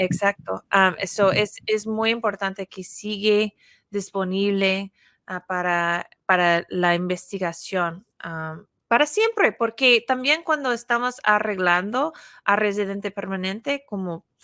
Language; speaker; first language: Spanish; non-native, fluent; English